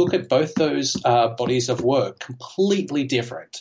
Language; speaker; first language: English; native; English